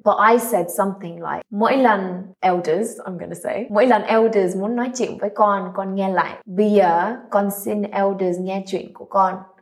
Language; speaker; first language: Vietnamese; early bilingual, other home language; English